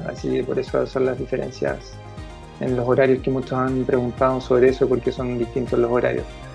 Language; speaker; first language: Spanish; native; Spanish